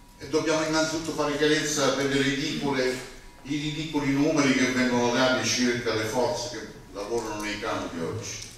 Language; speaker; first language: Italian; native; Italian